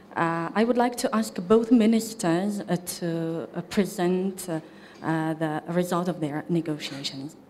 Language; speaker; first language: English; non-native, fluent; Slovak